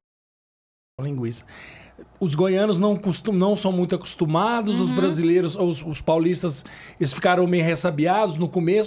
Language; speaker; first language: Portuguese; native; Portuguese